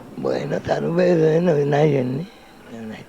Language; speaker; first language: Haitian Creole; early bilingual, heritage; Spanish